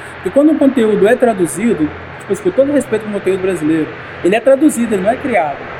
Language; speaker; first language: Portuguese; native; Portuguese